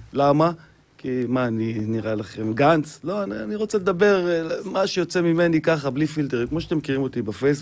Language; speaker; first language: Hebrew; native; Hebrew